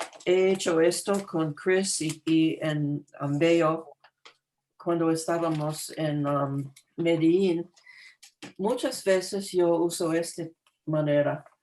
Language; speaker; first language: Spanish; non-native, fluent; English